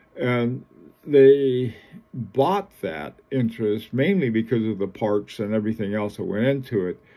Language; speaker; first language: English; native; English